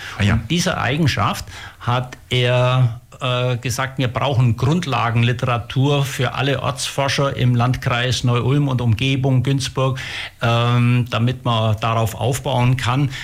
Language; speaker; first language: German; native; German